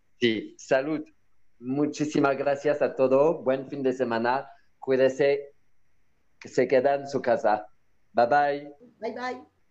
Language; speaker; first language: Spanish; non-native, learner; French